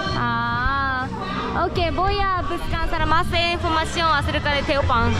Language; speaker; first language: Spanish; non-native, learner; Japanese